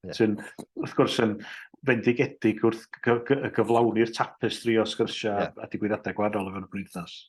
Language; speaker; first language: Welsh; native; Welsh